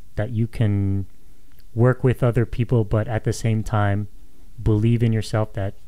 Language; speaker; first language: English; native; English